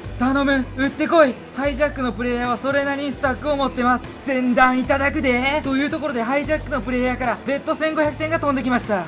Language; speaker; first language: Japanese; native; Japanese